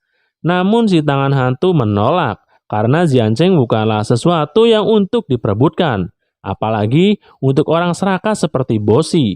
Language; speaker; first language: Indonesian; native; Indonesian